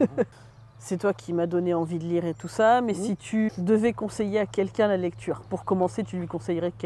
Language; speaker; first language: French; native; French